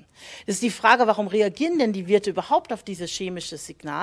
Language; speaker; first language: German; native; German